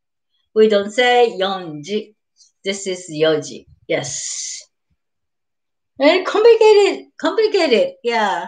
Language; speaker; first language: English; non-native, learner; Japanese